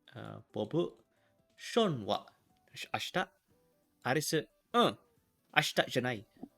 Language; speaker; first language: Japanese; non-native, learner; English